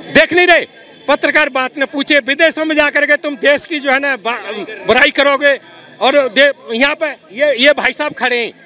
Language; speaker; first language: Hindi; native; Hindi